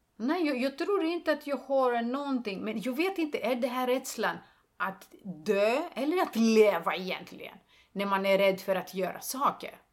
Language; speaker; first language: Swedish; non-native, fluent; Greek